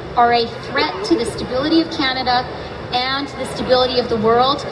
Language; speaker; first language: English; native; English